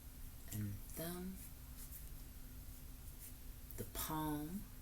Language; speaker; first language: English; native; English